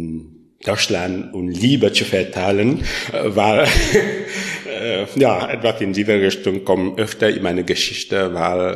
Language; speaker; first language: German; non-native, learner; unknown